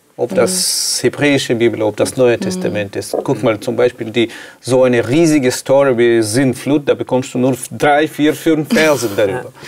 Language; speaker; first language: German; non-native, fluent; Russian